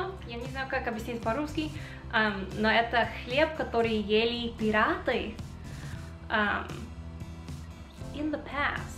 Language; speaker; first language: Russian; non-native, learner; English